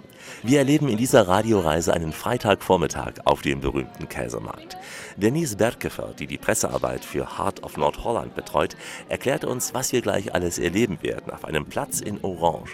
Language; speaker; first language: German; native; German